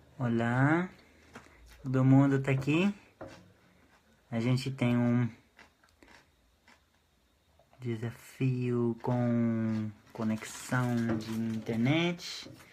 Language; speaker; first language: Portuguese; non-native, fluent; Hebrew